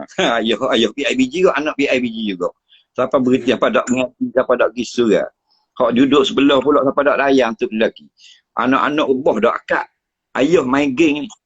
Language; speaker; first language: Malay; native; Malay